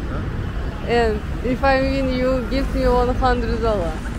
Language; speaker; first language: English; non-native, learner; Russian